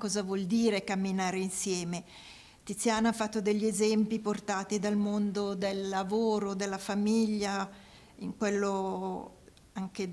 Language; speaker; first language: Italian; native; Italian